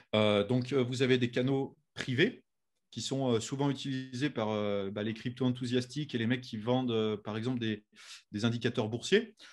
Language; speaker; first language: French; native; French